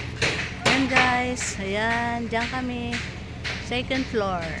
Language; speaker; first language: Filipino; native; Filipino